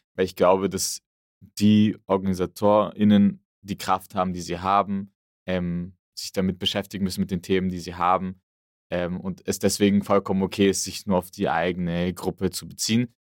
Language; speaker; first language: German; native; German